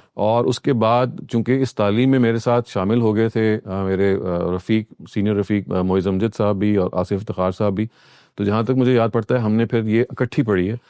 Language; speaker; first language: Urdu; native; Urdu